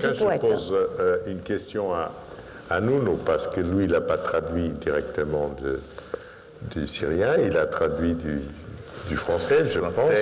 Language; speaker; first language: French; non-native, fluent; Portuguese